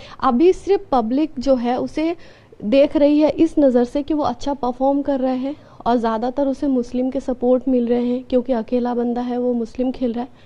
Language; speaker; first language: Hindi; non-native, local second language; Bangla